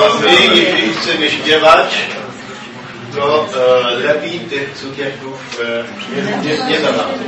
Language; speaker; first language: Polish; non-native, learner; French